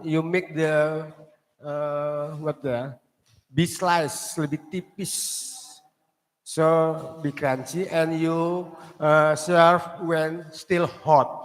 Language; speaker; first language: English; non-native, learner; Indonesian